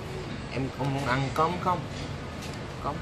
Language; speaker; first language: Vietnamese; non-native, learner; Korean